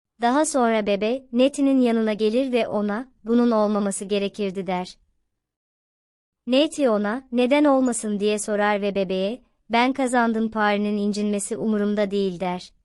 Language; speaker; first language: Turkish; native; Turkish